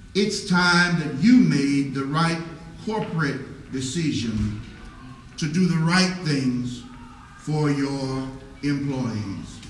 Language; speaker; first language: English; native; English